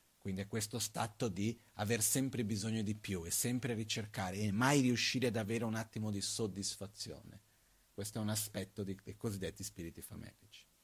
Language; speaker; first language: Italian; non-native, fluent; Portuguese